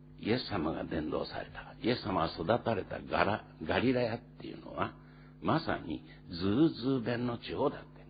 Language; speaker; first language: Japanese; native; Japanese